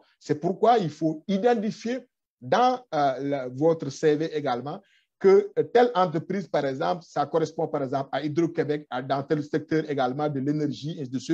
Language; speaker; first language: French; non-native, local second language; Wolof